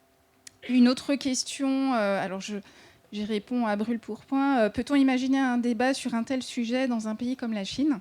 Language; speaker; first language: French; native; French